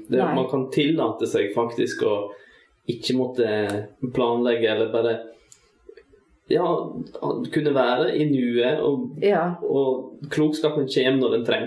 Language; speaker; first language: Norwegian; native; Norwegian